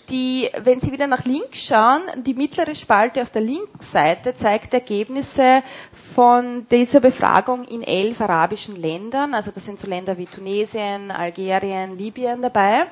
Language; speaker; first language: German; native; German